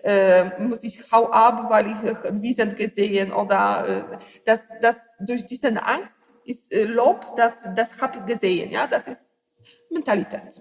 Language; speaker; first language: German; non-native, learner; Polish